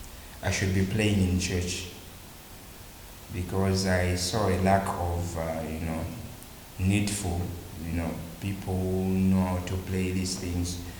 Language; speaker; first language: English; non-native, local second language; Bemba